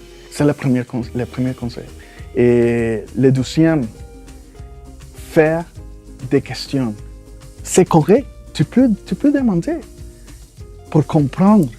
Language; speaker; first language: French; non-native, fluent; Spanish